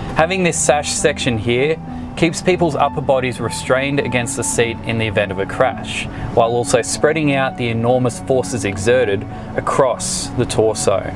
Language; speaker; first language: English; native; English